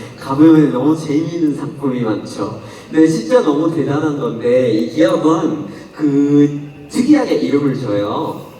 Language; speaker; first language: Korean; non-native, fluent; English